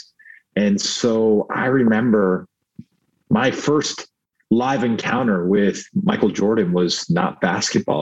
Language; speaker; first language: English; early bilingual, other home language; Korean